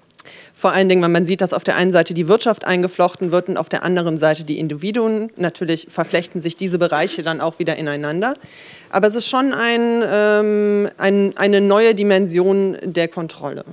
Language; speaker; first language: German; native; German